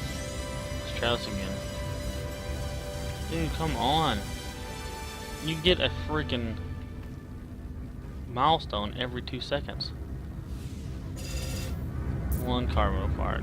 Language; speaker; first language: English; native; English